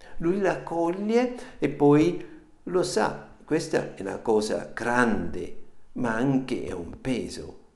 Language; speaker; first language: Italian; non-native, fluent; German